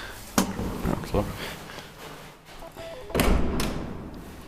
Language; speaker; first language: English; non-native, fluent; Finnish